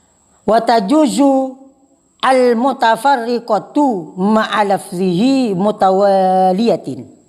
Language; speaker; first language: Arabic; non-native, fluent; Indonesian